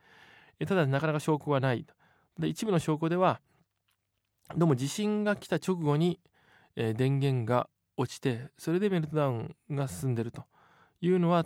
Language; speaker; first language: Japanese; native; Japanese